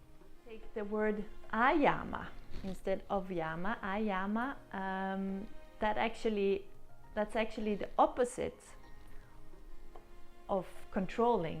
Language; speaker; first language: English; non-native, fluent; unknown